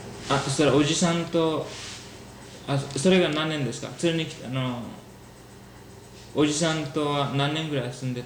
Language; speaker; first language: Japanese; early bilingual, heritage; Japanese